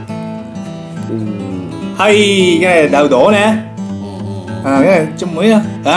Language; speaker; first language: Vietnamese; non-native, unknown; Japanese